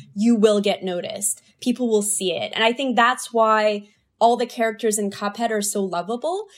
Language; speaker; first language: English; early bilingual, other home language; Polish